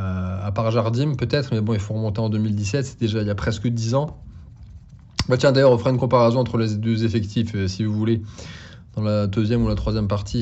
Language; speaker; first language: French; native; French